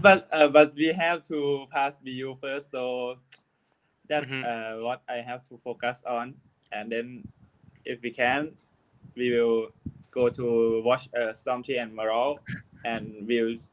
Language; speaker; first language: English; non-native, learner; Thai